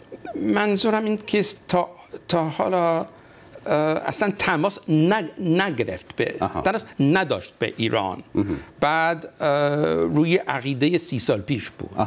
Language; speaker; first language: Persian; non-native, fluent; English